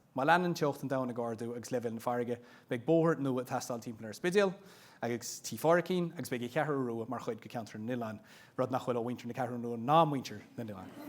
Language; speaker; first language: Irish; non-native, local second language; English